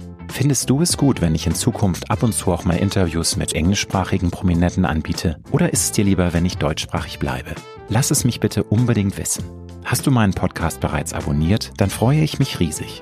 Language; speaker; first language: German; native; German